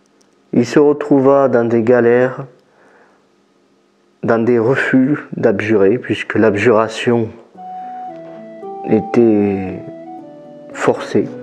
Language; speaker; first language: French; native; French